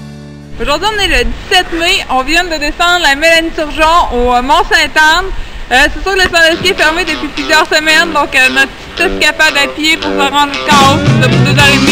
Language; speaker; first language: French; native; French